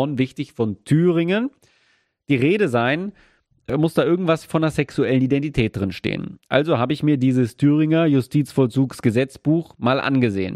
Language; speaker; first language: German; native; German